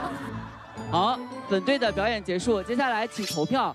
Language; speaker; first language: Chinese; native; Chinese